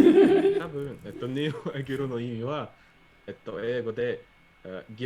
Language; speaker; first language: Japanese; non-native, learner; English